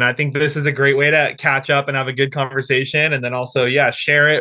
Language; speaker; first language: English; native; English